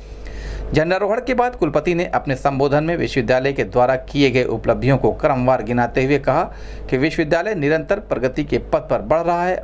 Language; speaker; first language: Hindi; native; Hindi